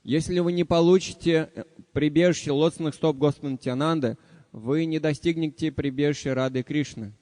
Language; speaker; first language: Russian; native; Russian